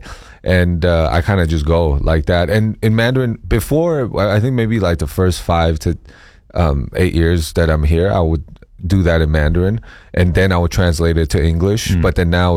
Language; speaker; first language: English; non-native, fluent; Chinese